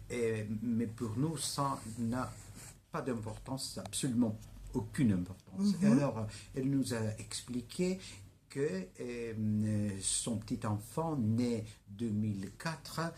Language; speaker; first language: French; non-native, fluent; Greek